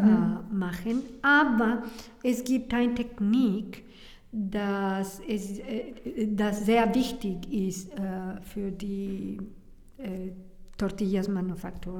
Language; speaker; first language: German; non-native, learner; Spanish